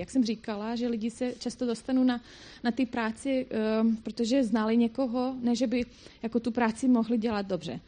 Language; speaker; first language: Czech; non-native, fluent; Croatian